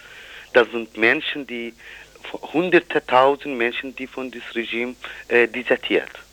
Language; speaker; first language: German; non-native, fluent; Kurdish